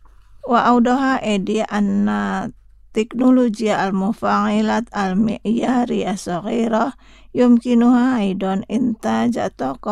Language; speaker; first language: Arabic; non-native, fluent; Indonesian